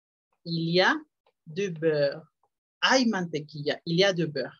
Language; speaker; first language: French; non-native, fluent; Spanish